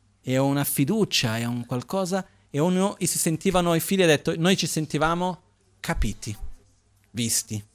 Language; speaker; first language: Italian; non-native, fluent; Portuguese